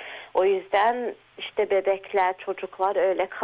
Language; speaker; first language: Turkish; early bilingual, heritage; Turkish